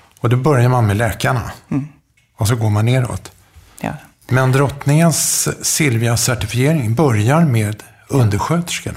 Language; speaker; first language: Swedish; native; Swedish